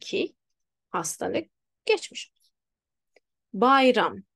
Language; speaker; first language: Turkish; non-native, fluent; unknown